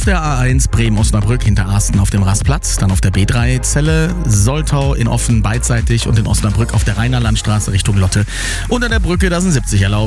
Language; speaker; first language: German; native; German